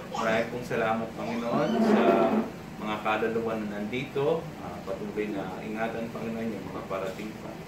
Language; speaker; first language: Filipino; native; Filipino